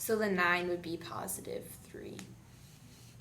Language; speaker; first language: English; native; English